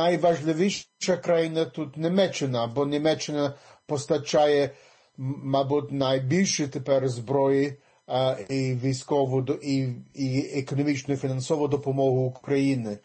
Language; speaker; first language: Ukrainian; early bilingual, heritage; English